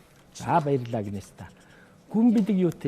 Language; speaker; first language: Mongolian; native; Mongolian